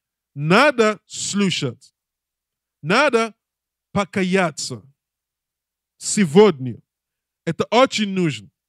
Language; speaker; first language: Russian; non-native, learner; English